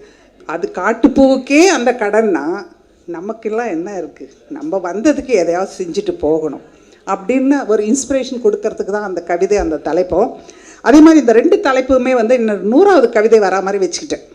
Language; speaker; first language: Tamil; native; Tamil